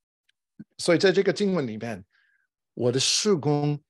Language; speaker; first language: Chinese; non-native, fluent; English